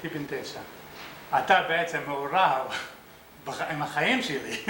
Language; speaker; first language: Hebrew; early bilingual, other home language; Arabic